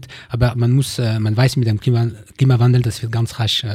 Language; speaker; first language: German; non-native, local second language; French